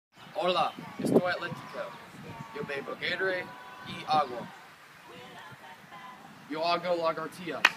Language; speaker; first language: Spanish; non-native, learner; English